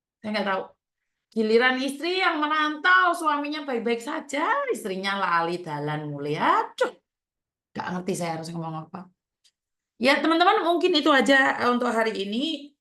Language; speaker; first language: Indonesian; native; Indonesian